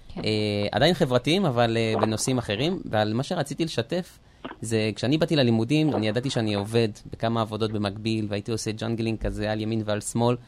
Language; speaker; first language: Hebrew; early bilingual, other home language; French